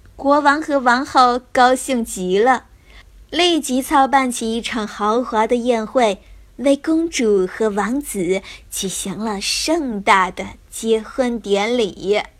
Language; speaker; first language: Chinese; native; Chinese